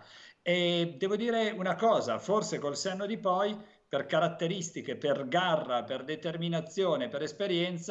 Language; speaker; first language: Italian; native; Italian